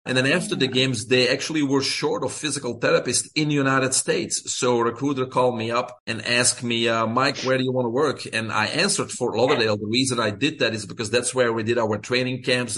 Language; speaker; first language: English; non-native, fluent; Dutch